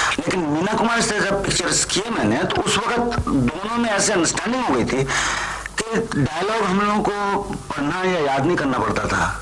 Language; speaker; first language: Hindi; non-native, local second language; Bangla